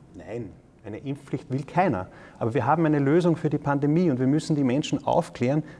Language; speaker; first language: German; native; German